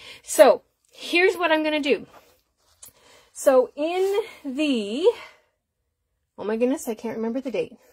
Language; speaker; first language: English; native; English